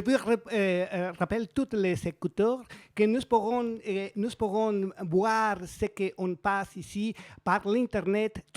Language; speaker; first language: French; non-native, learner; Spanish